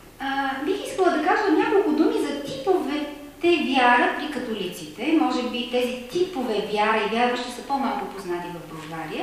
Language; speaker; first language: Bulgarian; native; Bulgarian